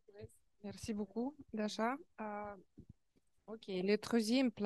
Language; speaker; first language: French; non-native, learner; Russian